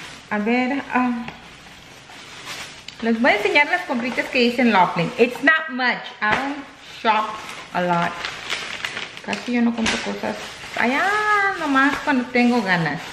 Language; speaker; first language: Spanish; early bilingual, heritage; Spanish